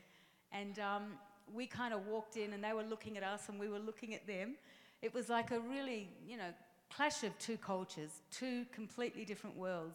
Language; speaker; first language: English; native; English